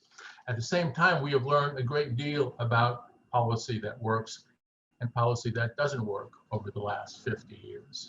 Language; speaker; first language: English; native; English